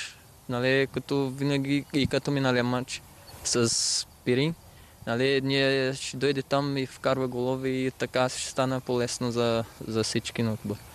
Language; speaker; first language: Bulgarian; non-native, learner; Portuguese